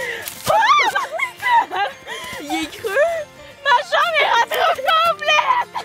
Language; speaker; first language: French; native; French